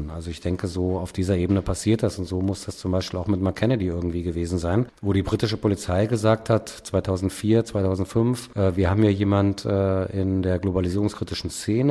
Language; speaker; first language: German; native; German